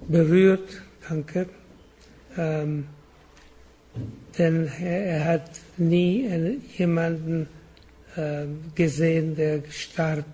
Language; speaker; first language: German; non-native, learner; Czech